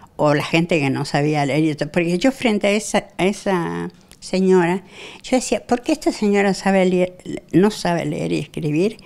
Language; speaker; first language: Spanish; native; Spanish